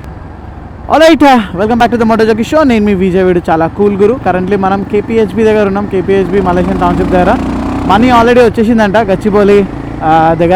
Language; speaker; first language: Telugu; native; Telugu